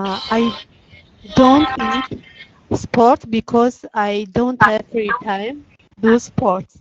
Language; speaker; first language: English; non-native, learner; Armenian